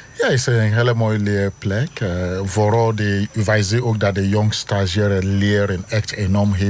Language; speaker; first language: Dutch; non-native, fluent; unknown